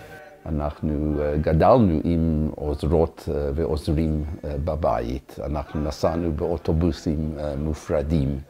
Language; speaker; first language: Hebrew; non-native, fluent; English